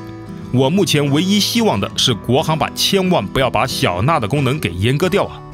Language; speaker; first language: Chinese; native; Chinese